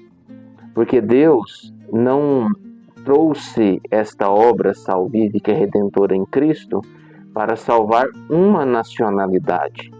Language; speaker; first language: Portuguese; native; Portuguese